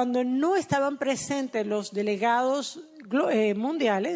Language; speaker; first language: Spanish; native; Spanish